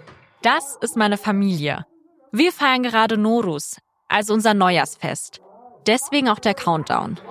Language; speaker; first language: German; early bilingual, heritage; Persian